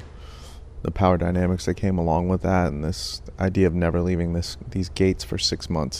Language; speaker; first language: English; native; English